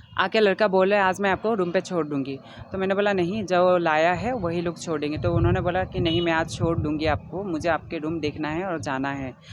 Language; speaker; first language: Hindi; non-native, local second language; Assamese